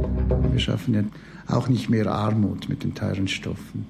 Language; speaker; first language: German; native; German